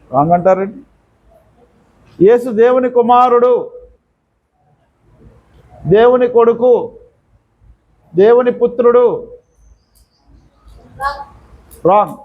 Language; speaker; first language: Telugu; non-native, local second language; Urdu